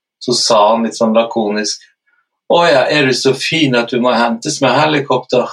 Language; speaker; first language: Norwegian; native; Norwegian